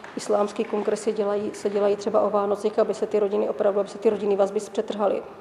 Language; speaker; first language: Czech; native; Czech